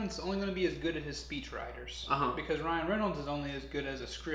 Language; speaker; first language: English; native; English